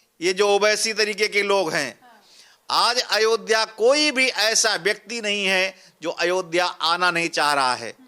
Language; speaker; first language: Hindi; native; Hindi